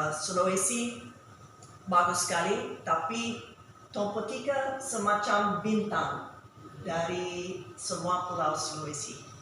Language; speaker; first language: Indonesian; non-native, fluent; English